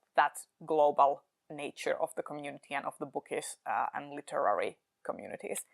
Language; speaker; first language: English; non-native, fluent; Finnish